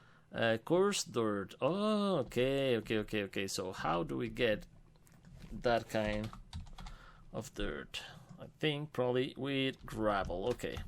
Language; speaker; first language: English; non-native, fluent; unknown